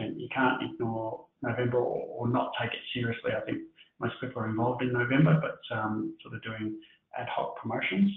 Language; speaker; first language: English; native; English